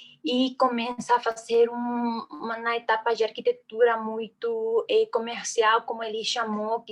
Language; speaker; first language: Portuguese; non-native, fluent; Spanish